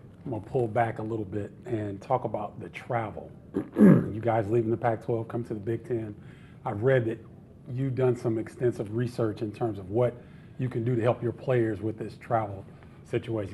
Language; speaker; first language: English; native; English